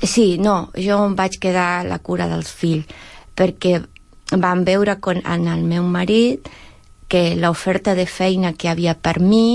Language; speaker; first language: Catalan; non-native, learner; Spanish